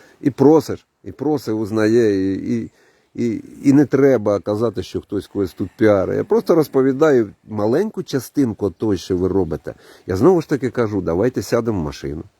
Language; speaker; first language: Ukrainian; native; Ukrainian